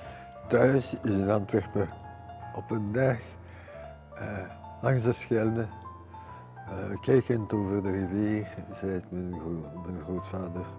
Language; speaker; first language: Dutch; non-native, local second language; French